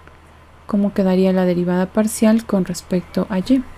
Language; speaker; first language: Spanish; native; Spanish